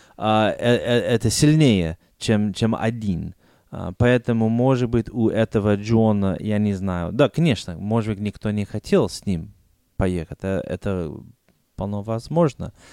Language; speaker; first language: Russian; non-native, fluent; English